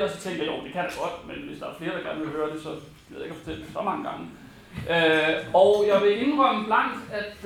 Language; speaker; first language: Danish; native; Danish